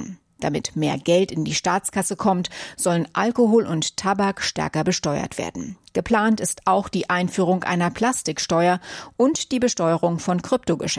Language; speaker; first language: German; native; German